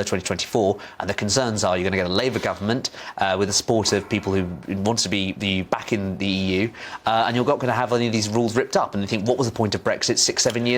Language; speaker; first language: English; native; English